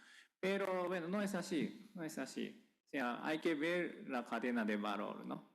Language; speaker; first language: Spanish; non-native, fluent; Japanese